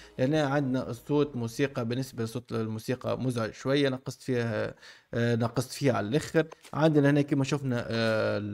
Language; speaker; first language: Arabic; native; Arabic